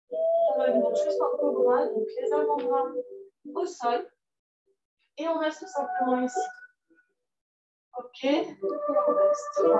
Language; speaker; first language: French; native; French